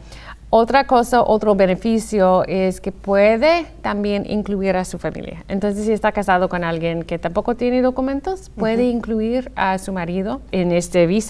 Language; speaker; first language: Spanish; non-native, fluent; English